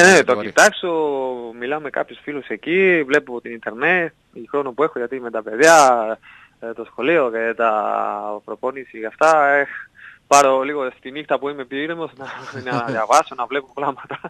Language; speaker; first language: Greek; non-native, learner; Spanish